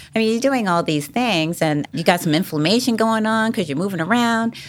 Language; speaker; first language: English; native; English